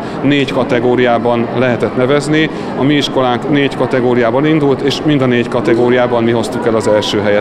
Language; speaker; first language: Hungarian; native; Hungarian